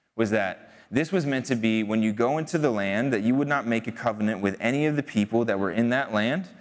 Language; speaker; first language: English; native; English